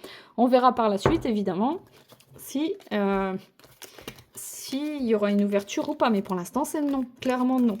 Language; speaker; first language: French; native; French